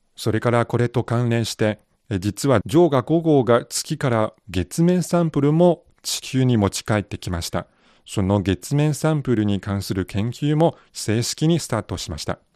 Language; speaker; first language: Japanese; non-native, fluent; Chinese